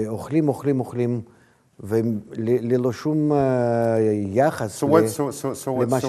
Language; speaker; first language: Hebrew; non-native, fluent; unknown